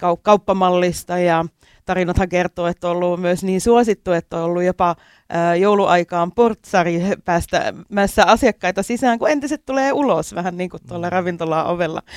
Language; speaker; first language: Finnish; native; Finnish